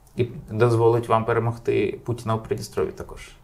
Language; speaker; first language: Ukrainian; native; Ukrainian